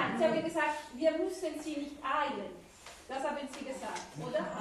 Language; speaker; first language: German; non-native, fluent; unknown